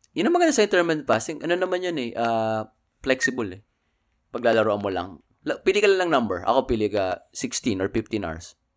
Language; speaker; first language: Filipino; native; Filipino